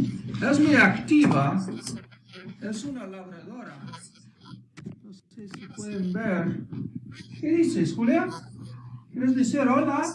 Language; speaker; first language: Spanish; early bilingual, heritage; Spanish